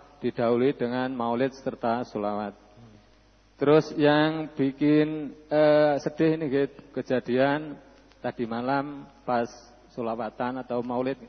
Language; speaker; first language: Indonesian; non-native, local second language; Javanese